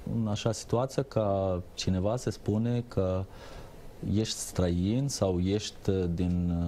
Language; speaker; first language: Romanian; non-native, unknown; Arabic